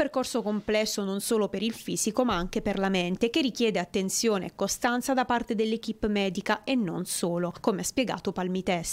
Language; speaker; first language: Italian; native; Italian